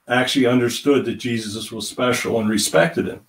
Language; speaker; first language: English; native; English